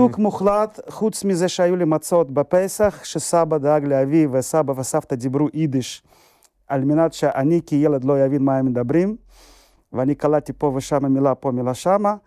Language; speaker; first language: Hebrew; non-native, fluent; Russian